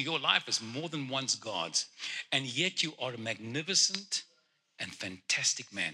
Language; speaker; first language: English; non-native, local second language; Afrikaans